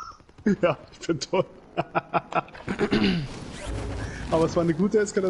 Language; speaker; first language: German; native; German